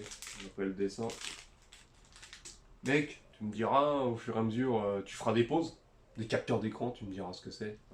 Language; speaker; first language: French; native; French